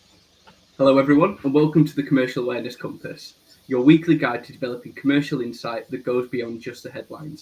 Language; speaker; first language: English; native; English